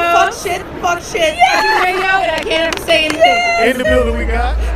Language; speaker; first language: English; native; English